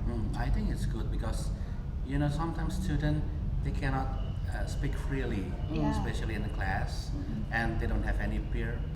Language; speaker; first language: English; non-native, fluent; Indonesian